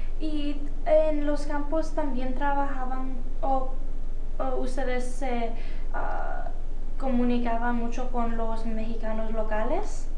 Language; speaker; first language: Spanish; early bilingual, heritage; Spanish